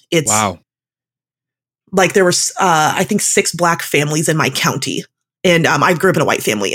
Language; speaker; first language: English; native; English